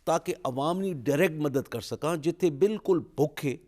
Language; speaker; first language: Urdu; non-native, local second language; Punjabi